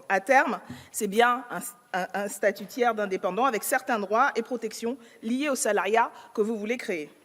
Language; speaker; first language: French; native; French